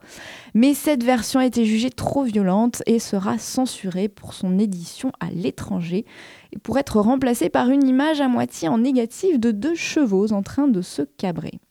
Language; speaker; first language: French; native; French